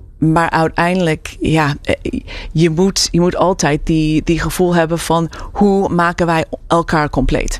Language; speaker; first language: Dutch; non-native, fluent; English